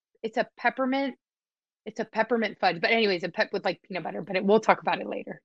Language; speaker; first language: English; early bilingual, other home language; Spanish